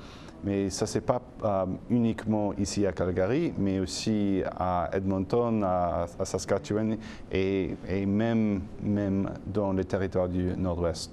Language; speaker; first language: French; non-native, fluent; English